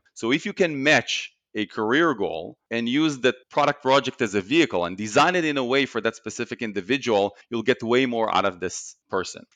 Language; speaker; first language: English; non-native, fluent; Hebrew